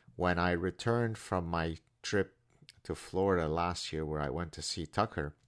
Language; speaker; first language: English; non-native, fluent; Arabic